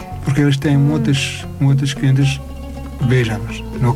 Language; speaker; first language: Portuguese; non-native, learner; Arabic